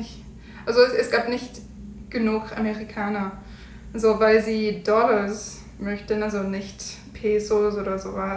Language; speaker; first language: German; non-native, learner; English